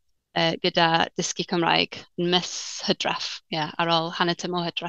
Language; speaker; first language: Welsh; non-native, learner; English